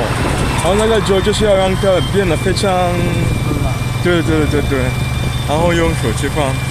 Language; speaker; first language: Chinese; non-native, fluent; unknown